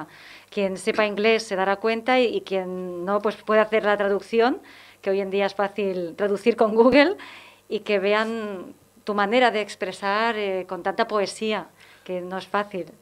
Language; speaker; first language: Spanish; native; Spanish